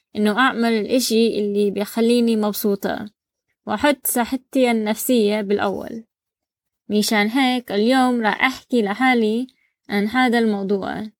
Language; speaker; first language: Arabic; non-native, learner; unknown